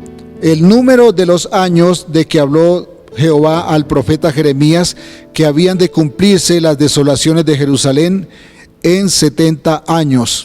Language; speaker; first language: Spanish; native; Spanish